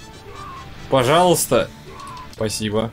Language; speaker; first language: Russian; native; Russian